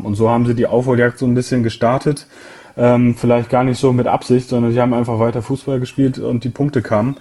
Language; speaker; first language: German; native; German